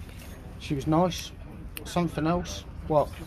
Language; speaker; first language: English; native; English